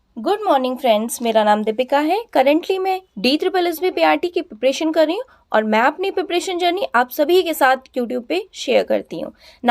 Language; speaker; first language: Hindi; native; Hindi